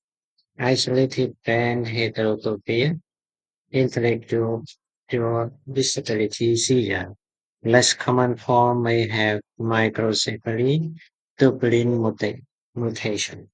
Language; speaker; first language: English; non-native, fluent; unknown